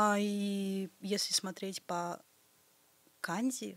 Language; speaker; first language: Russian; native; Russian